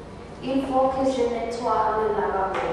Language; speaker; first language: French; non-native, learner; English